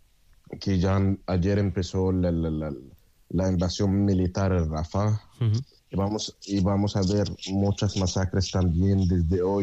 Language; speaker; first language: Spanish; non-native, fluent; Arabic